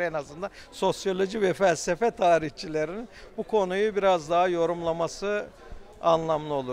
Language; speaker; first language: Turkish; native; Turkish